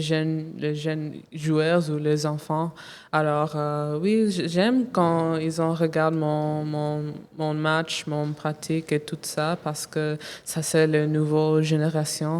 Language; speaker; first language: French; non-native, local second language; English